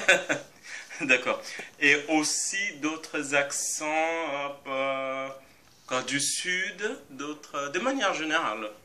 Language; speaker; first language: French; non-native, fluent; Portuguese